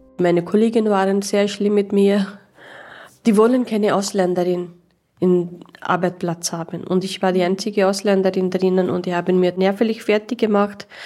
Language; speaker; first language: German; non-native, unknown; Urdu